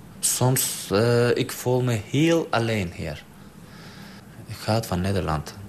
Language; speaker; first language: Dutch; non-native, learner; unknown